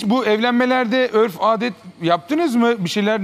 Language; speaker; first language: Turkish; native; Turkish